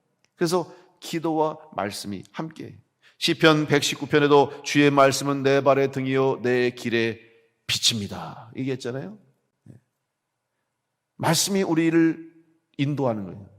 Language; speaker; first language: Korean; native; Korean